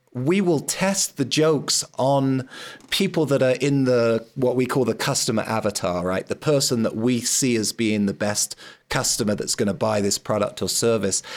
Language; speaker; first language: English; native; English